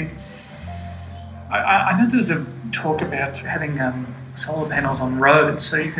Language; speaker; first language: English; native; English